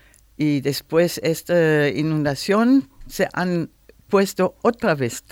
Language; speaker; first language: Spanish; non-native, learner; German